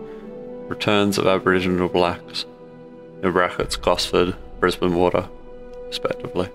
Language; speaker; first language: English; native; English